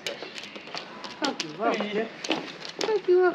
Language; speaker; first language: Dutch; non-native, learner; Japanese